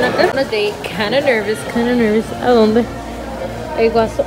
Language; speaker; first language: Spanish; early bilingual, heritage; Spanish